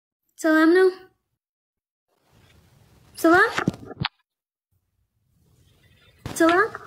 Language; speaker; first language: Amharic; non-native, learner; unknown